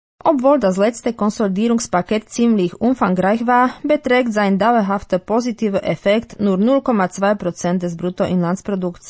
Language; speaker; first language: German; non-native, fluent; Slovak